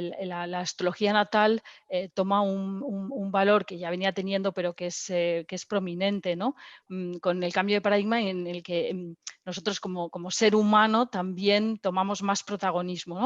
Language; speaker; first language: Spanish; native; Spanish